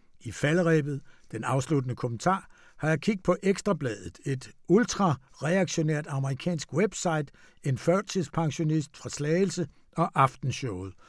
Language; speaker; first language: Danish; native; Danish